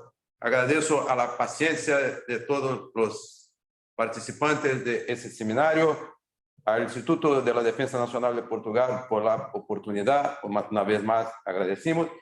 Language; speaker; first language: Spanish; non-native, fluent; Portuguese